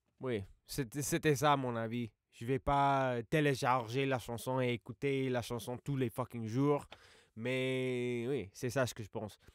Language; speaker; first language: French; non-native, learner; English